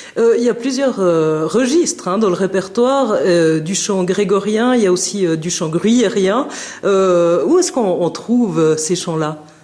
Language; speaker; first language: French; native; French